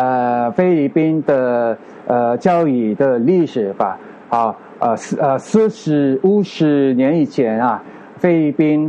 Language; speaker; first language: Chinese; non-native, fluent; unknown